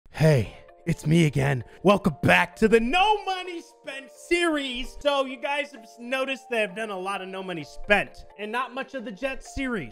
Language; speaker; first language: English; native; English